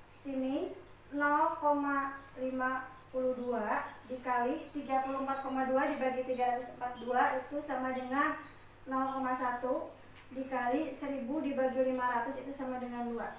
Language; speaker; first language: Indonesian; native; Indonesian